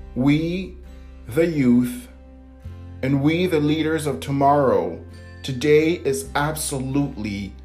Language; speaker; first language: English; native; English